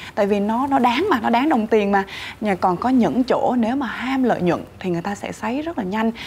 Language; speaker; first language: Vietnamese; native; Vietnamese